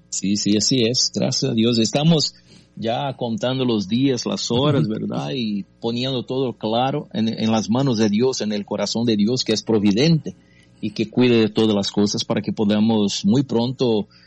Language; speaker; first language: Spanish; non-native, fluent; Portuguese